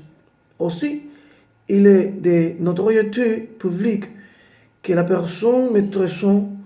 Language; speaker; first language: French; non-native, learner; Spanish